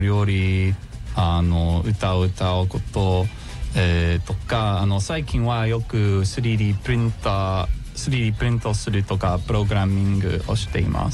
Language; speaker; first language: Japanese; non-native, learner; English